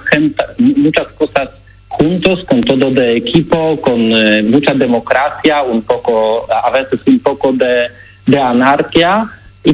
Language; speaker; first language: Spanish; non-native, learner; Polish